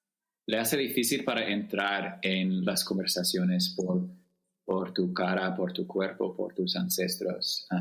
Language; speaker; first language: Spanish; non-native, fluent; English